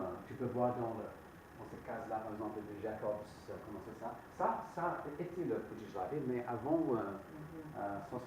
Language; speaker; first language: French; non-native, fluent; English